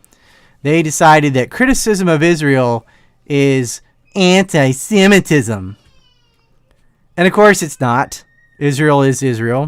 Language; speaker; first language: English; native; English